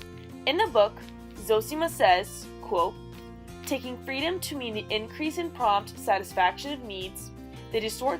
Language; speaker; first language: English; native; English